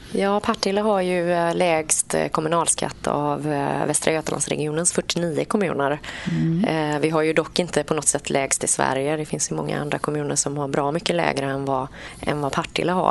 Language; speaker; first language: Swedish; native; Swedish